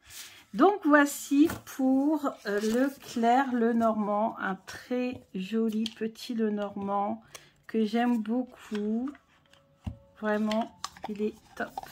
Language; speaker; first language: French; native; French